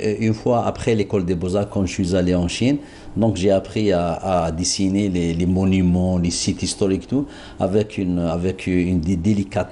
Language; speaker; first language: French; non-native, local second language; Arabic